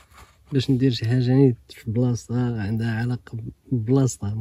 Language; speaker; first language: Arabic; native; Arabic